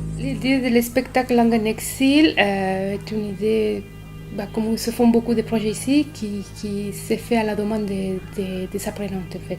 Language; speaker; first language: French; non-native, fluent; Spanish